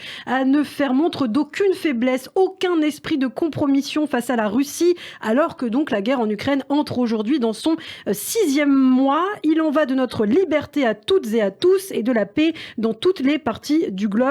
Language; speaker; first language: French; native; French